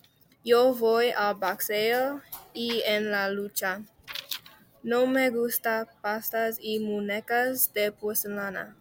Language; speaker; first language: Spanish; non-native, learner; English